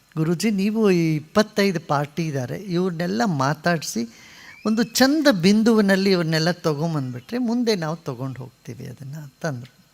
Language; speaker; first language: Kannada; non-native, local second language; Tamil